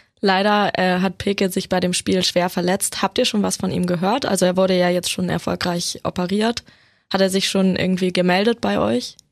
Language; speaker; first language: German; native; German